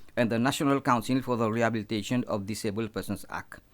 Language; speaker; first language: English; non-native, local second language; Morisyen